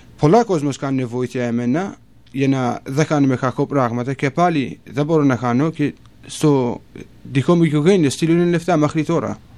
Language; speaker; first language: Greek; non-native, learner; Kurdish